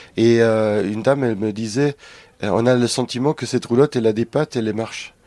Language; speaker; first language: French; non-native, fluent; German